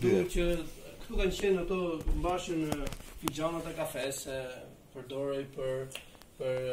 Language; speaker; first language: Albanian; native; Albanian